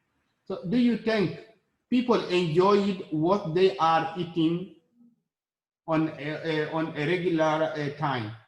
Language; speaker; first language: English; non-native, learner; Arabic